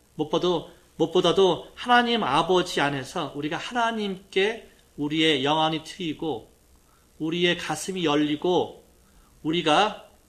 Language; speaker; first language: Korean; native; Korean